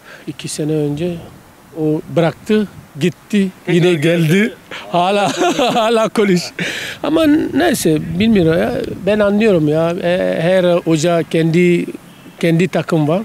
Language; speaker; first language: Turkish; non-native, learner; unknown